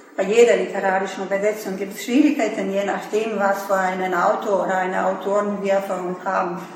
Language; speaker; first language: German; non-native, fluent; Serbian